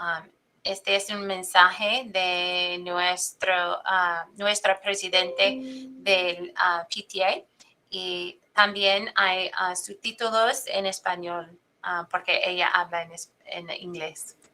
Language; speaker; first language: Spanish; non-native, fluent; English